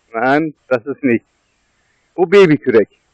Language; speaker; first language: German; non-native, learner; Turkish